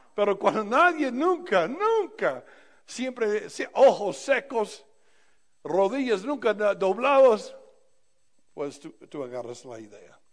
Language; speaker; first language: Spanish; non-native, fluent; English